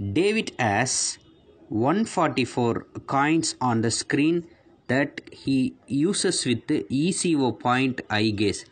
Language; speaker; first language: English; non-native, local second language; Tamil